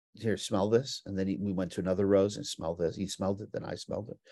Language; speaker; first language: English; native; English